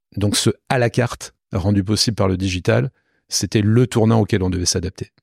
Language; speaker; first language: French; native; French